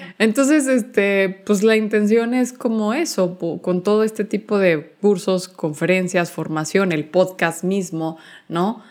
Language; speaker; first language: Spanish; native; Spanish